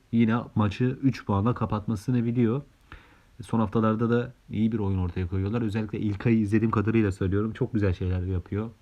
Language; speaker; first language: Turkish; native; Turkish